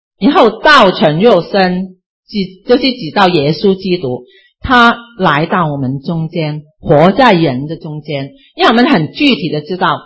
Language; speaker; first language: Chinese; non-native, local second language; Cantonese